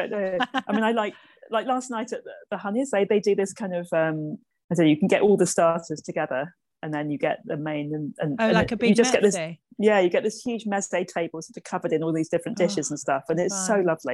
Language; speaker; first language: English; native; English